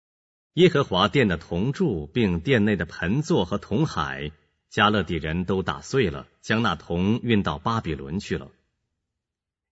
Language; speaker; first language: Chinese; native; Chinese